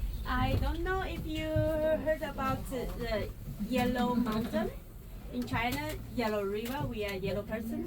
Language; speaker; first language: English; non-native, learner; Chinese